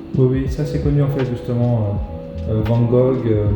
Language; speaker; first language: French; native; French